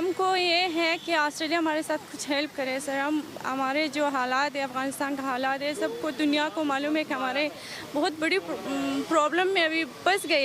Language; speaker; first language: Hindi; non-native, learner; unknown